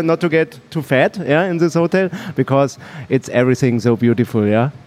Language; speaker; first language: English; non-native, learner; German